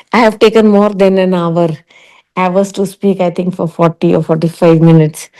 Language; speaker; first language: English; non-native, local second language; Punjabi